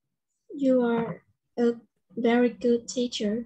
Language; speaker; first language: English; non-native, learner; Vietnamese